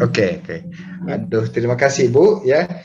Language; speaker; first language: Indonesian; native; Indonesian